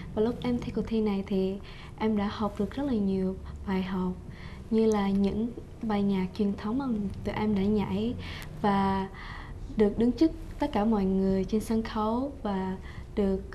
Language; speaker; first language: Vietnamese; early bilingual, heritage; Vietnamese